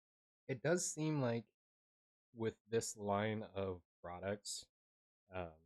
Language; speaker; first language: English; native; English